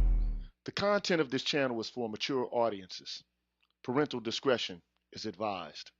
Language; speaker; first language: English; native; English